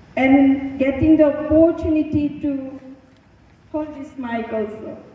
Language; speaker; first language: English; non-native, local second language; Assamese